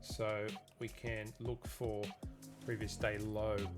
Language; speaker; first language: English; native; English